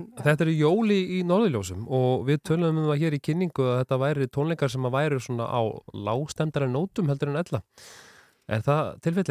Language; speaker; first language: Icelandic; native; Icelandic